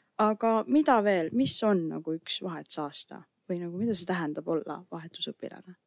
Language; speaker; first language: Estonian; native; Estonian